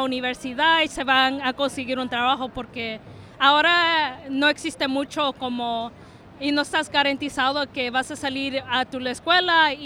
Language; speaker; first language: Spanish; early bilingual, heritage; Spanish